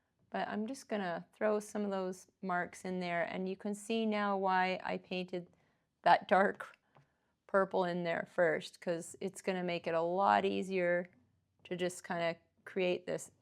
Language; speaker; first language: English; native; English